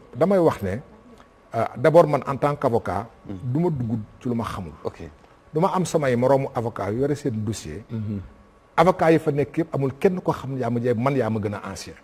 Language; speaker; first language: Wolof; non-native, local second language; Fula